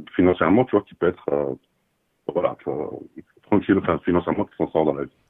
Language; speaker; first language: French; non-native, local second language; Arabic